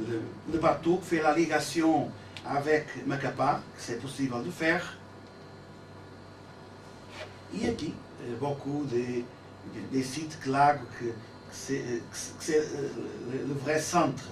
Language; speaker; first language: French; non-native, learner; Portuguese